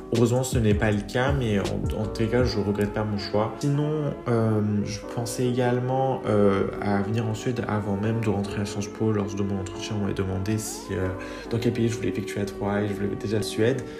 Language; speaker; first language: French; native; French